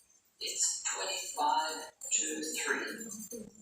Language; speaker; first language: English; non-native, learner; Indonesian